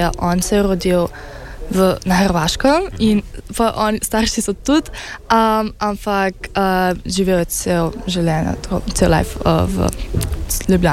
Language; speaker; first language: Slovenian; early bilingual, heritage; Slovenian